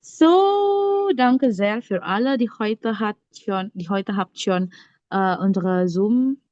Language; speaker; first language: German; non-native, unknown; Indonesian